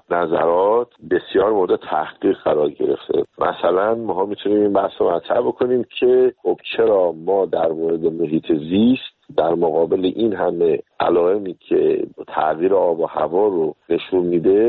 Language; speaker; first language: Persian; native; Persian